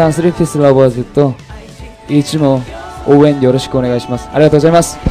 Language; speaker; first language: Japanese; non-native, learner; Korean